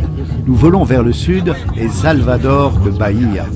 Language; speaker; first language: French; native; French